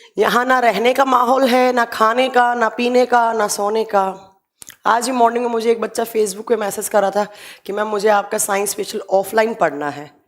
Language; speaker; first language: Hindi; native; Hindi